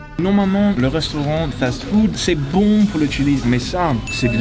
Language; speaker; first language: French; non-native, learner; English